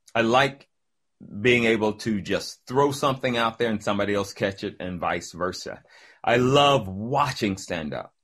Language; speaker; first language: English; native; English